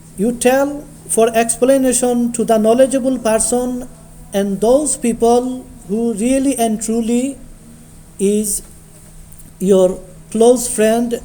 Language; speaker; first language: English; non-native, local second language; Bangla